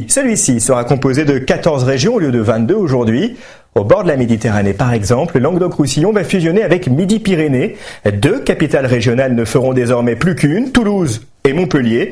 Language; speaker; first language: French; native; French